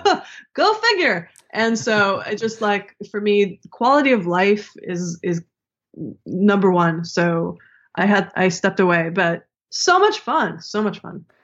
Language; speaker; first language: English; early bilingual, other home language; Hebrew